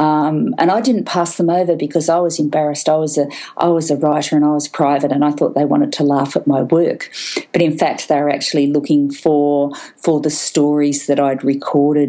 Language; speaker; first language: English; native; English